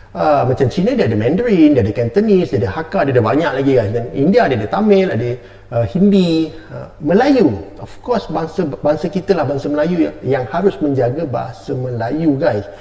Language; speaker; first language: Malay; native; Malay